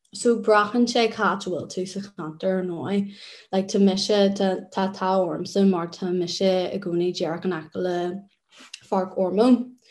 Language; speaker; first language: Irish; non-native, local second language; English